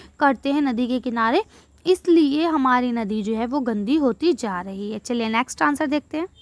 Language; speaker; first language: Hindi; native; Hindi